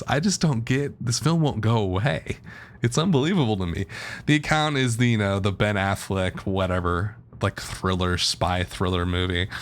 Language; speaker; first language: English; native; English